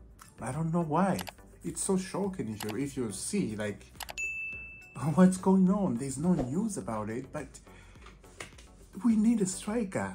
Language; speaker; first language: English; non-native, fluent; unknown